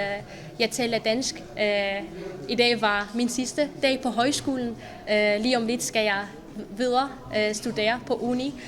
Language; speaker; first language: Danish; non-native, fluent; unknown